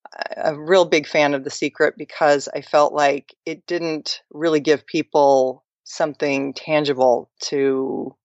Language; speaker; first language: English; native; English